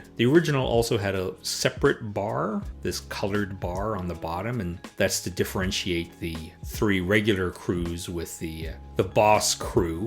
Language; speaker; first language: English; native; English